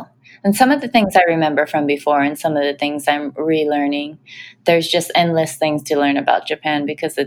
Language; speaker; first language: English; native; English